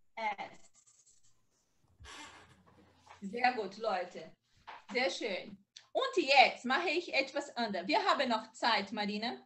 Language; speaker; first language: German; non-native, learner; Portuguese